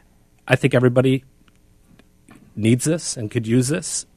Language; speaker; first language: English; native; English